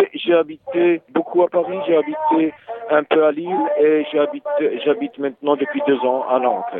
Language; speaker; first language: French; non-native, local second language; Arabic